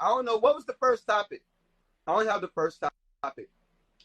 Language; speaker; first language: English; native; English